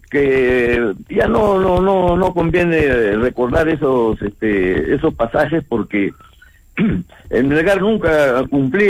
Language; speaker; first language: Spanish; native; Spanish